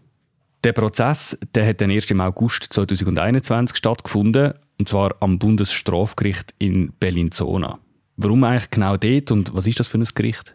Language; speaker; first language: German; native; German